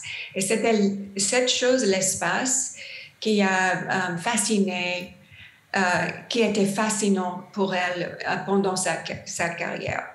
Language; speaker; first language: French; non-native, learner; English